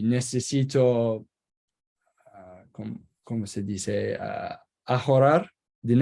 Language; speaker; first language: Spanish; non-native, learner; Kurdish